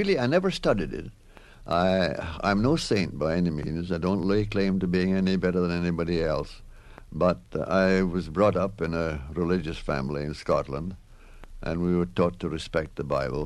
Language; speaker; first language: English; native; English